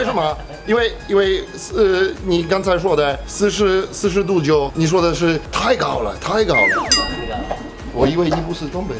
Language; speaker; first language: Chinese; non-native, fluent; Polish